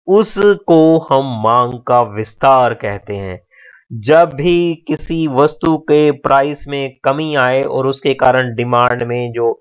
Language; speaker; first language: Hindi; native; Hindi